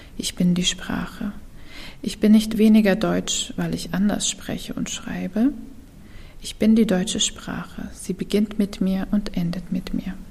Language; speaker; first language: German; early bilingual, other home language; Kurdish